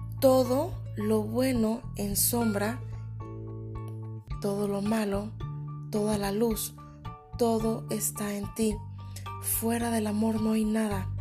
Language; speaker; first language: Spanish; native; Spanish